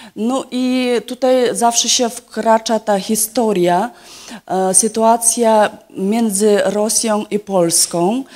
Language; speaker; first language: Polish; non-native, fluent; Yakut